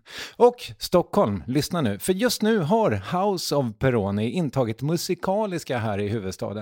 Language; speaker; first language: Swedish; native; Swedish